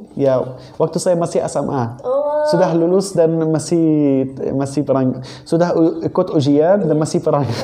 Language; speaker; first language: Indonesian; non-native, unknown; Arabic